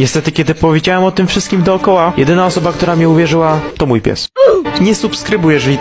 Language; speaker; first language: Polish; native; Polish